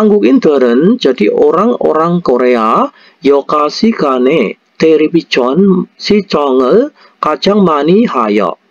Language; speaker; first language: Korean; non-native, fluent; Indonesian